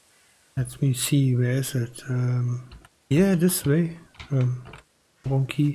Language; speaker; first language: English; non-native, learner; German